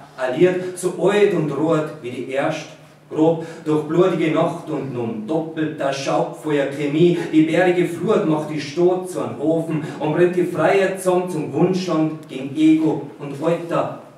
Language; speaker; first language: German; native; German